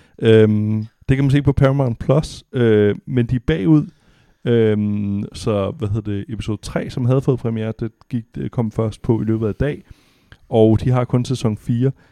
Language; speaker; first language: Danish; native; Danish